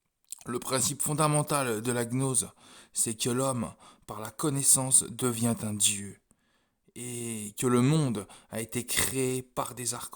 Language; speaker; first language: French; native; French